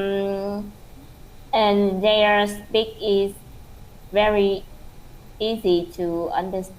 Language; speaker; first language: English; non-native, learner; Vietnamese